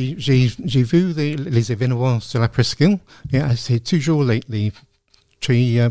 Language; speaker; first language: French; non-native, learner; English